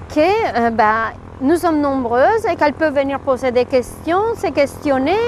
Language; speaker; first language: French; non-native, fluent; Spanish